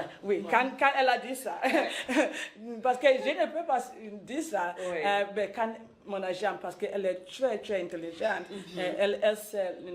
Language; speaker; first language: French; non-native, local second language; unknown